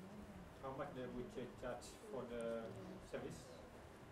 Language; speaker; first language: English; non-native, learner; Malay